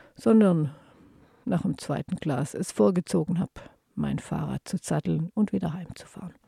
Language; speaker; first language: German; native; German